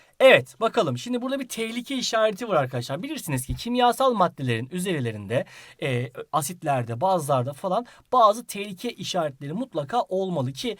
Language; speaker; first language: Turkish; native; Turkish